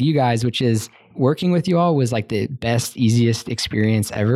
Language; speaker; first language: English; native; English